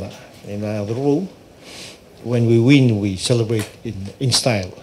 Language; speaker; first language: English; non-native, local second language; Fijian